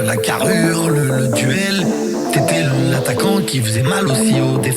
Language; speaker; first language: French; native; French